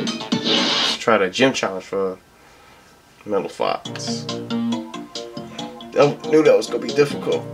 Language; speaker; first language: English; native; English